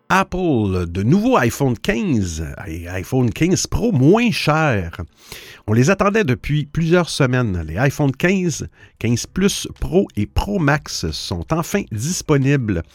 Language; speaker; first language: French; native; French